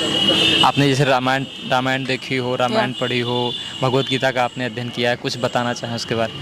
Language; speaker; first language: Hindi; native; Hindi